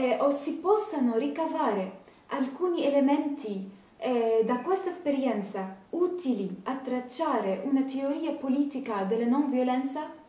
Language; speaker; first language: Italian; non-native, fluent; Arabic